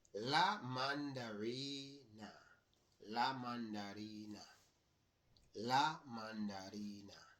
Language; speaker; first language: Spanish; non-native, learner; English